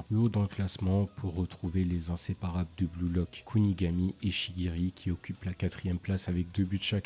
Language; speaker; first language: French; native; French